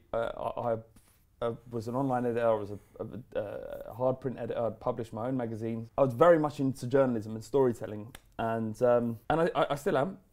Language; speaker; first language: English; native; English